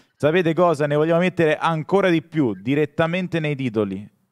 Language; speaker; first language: Italian; native; Italian